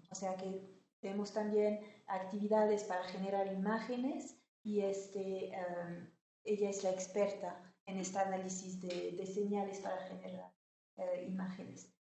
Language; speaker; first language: Spanish; non-native, fluent; French